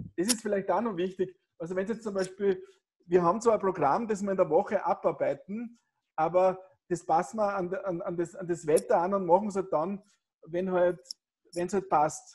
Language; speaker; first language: German; native; German